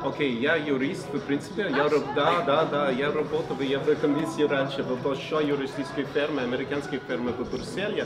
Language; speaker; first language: Russian; non-native, learner; English